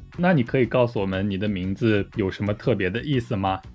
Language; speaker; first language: Chinese; native; Chinese